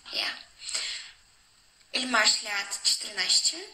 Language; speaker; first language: Polish; non-native, learner; Russian